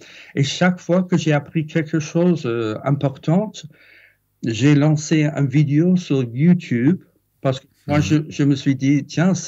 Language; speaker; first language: French; non-native, fluent; English